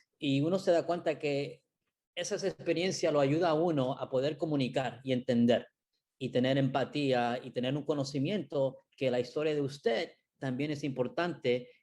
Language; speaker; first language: Spanish; early bilingual, heritage; Spanish